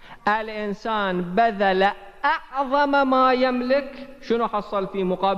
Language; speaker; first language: Arabic; native; Arabic